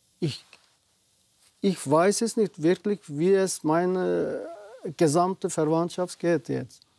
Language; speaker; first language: German; non-native, fluent; Uyghur